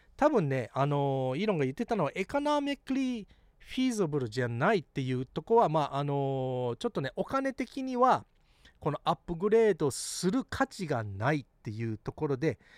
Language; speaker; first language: Japanese; early bilingual, heritage; Japanese